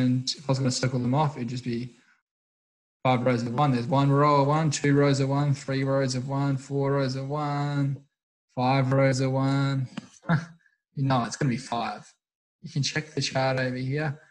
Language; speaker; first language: English; native; English